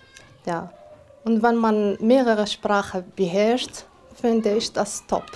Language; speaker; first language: German; non-native, fluent; Arabic